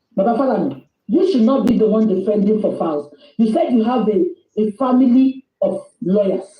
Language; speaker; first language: English; non-native, local second language; Yoruba